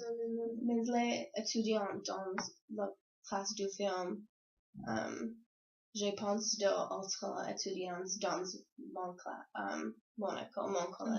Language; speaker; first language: French; non-native, learner; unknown